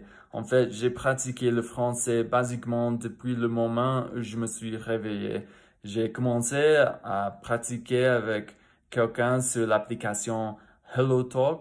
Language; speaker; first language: French; non-native, fluent; English